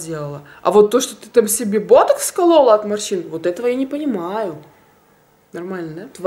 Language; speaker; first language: Russian; native; Russian